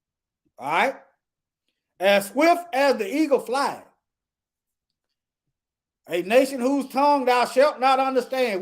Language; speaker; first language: English; native; English